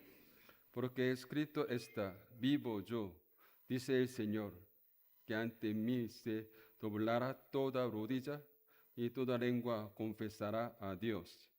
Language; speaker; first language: Spanish; non-native, learner; Korean